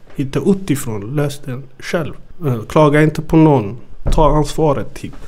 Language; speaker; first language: Swedish; early bilingual, other home language; Amharic